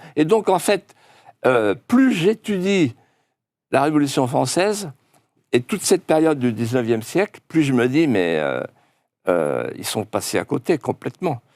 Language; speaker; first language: French; non-native, local second language; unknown